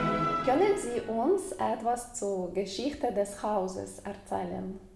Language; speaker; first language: German; non-native, fluent; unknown